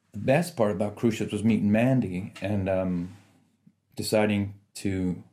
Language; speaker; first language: English; native; English